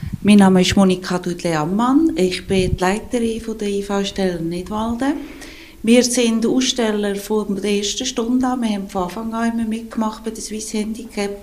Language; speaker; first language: German; native; German